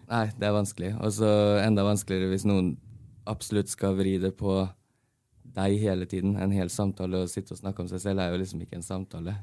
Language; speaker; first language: Norwegian; early bilingual, heritage; Norwegian